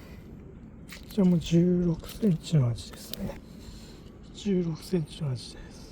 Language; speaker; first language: Japanese; native; Japanese